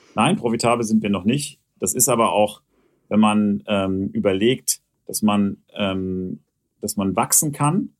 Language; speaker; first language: German; native; German